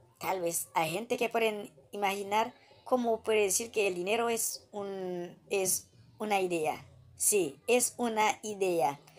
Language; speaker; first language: Spanish; non-native, fluent; Haitian Creole